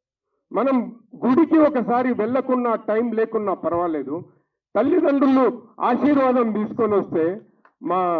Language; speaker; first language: Telugu; native; Telugu